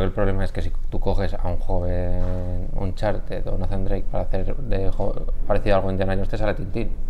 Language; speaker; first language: Spanish; native; Spanish